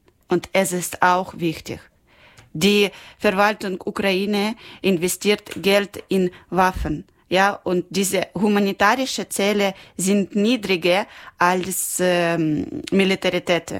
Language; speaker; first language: German; non-native, learner; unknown